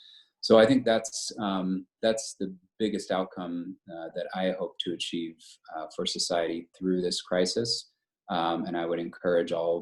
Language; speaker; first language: English; native; English